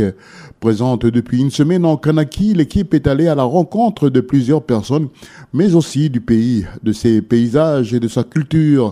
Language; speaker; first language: French; native; French